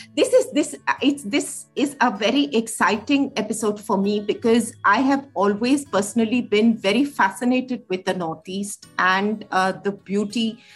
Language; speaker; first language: English; non-native, local second language; Hindi